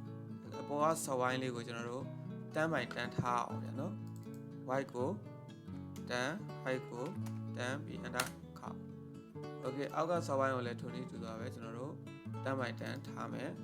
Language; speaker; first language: Burmese; native; Burmese